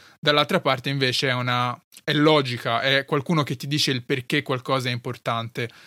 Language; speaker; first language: Italian; early bilingual, other home language; Arabic